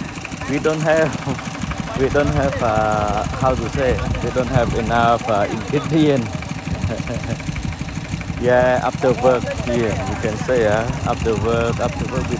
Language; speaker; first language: English; non-native, learner; Khmer